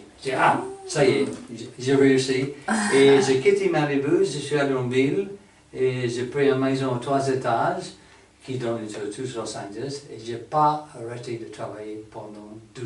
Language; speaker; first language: French; non-native, fluent; English